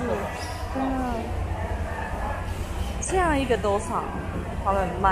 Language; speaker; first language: Chinese; non-native, fluent; Japanese